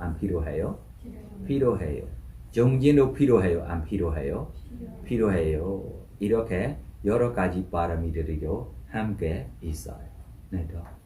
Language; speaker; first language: Korean; non-native, learner; Burmese